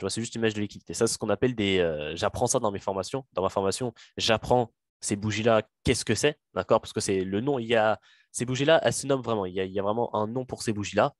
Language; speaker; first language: French; native; French